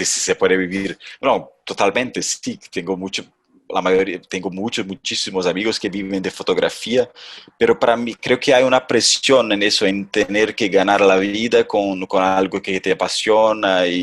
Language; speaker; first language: Spanish; non-native, fluent; Portuguese